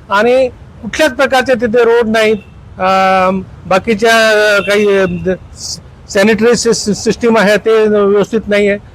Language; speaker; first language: Marathi; non-native, local second language; Lambadi